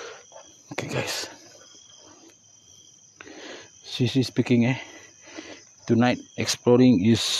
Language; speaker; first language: English; non-native, local second language; Malay